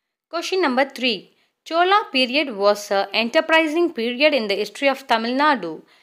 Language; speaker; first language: English; non-native, local second language; Tamil